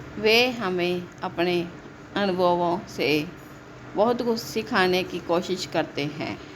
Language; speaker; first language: Hindi; non-native, local second language; Punjabi